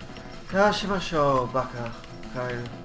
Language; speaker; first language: Japanese; non-native, learner; English